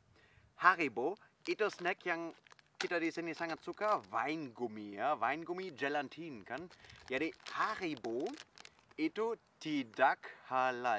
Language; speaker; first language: Indonesian; non-native, fluent; German